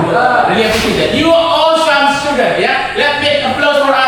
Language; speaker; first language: English; non-native, fluent; Indonesian